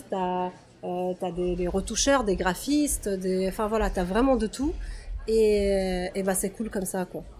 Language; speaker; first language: French; non-native, fluent; Russian